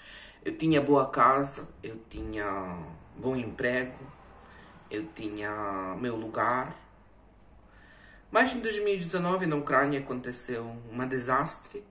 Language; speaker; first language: Portuguese; non-native, fluent; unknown